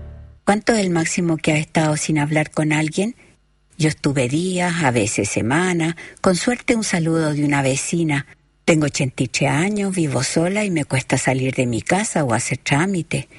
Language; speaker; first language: Spanish; native; Spanish